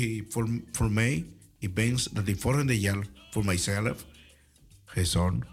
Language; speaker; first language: Dutch; non-native, learner; Spanish